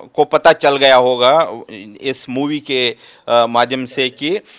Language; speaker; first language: Hindi; native; Hindi